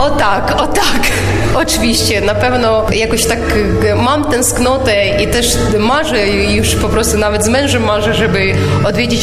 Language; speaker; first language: Polish; non-native, local second language; Ukrainian